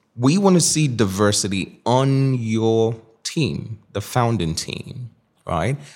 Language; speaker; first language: English; non-native, local second language; Igbo